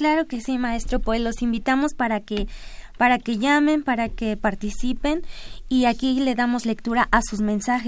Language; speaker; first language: Spanish; native; Spanish